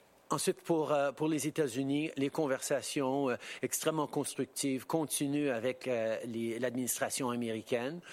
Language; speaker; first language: French; early bilingual, heritage; French